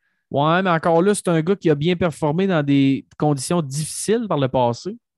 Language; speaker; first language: French; native; French